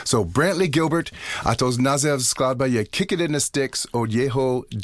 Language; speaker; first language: Czech; non-native, learner; English